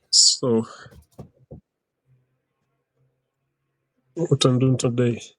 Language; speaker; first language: English; non-native, learner; Ukrainian